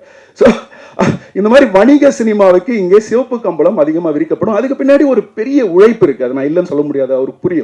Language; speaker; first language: Tamil; native; Tamil